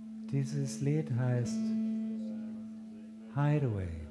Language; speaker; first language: German; non-native, fluent; English